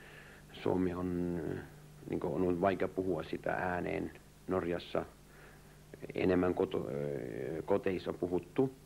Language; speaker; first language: Finnish; early bilingual, heritage; Finnish